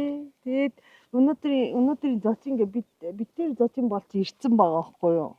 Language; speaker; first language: Mongolian; native; Mongolian